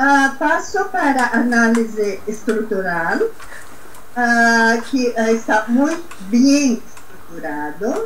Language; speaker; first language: Spanish; non-native, learner; Portuguese